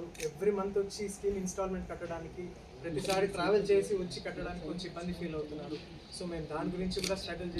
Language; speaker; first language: Telugu; native; Telugu